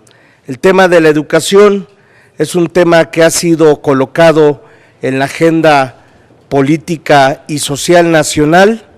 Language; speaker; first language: Spanish; native; Spanish